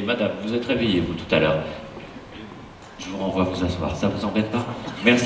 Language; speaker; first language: French; native; French